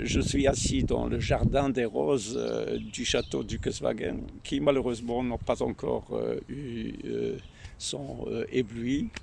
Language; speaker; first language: French; non-native, learner; German